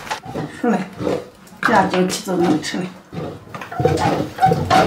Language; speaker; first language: Chinese; native; Chinese